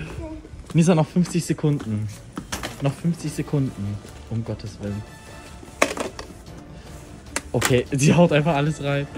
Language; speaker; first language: German; native; German